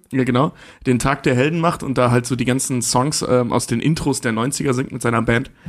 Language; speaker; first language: German; native; German